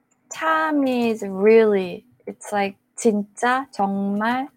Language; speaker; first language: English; non-native, fluent; Korean